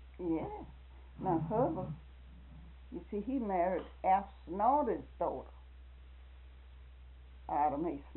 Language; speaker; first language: English; native; English